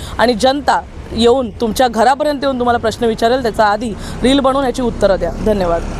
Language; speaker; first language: Marathi; native; Marathi